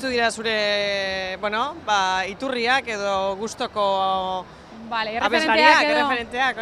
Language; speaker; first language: Basque; native; Basque